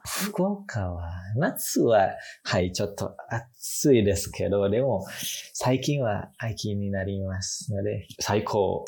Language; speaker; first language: Japanese; non-native, learner; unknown